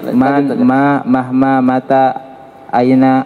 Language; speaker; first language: Arabic; non-native, learner; Indonesian